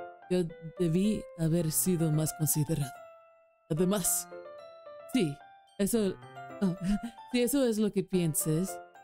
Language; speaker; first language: Spanish; non-native, learner; English